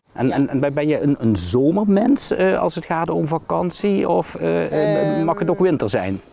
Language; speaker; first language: Dutch; native; Dutch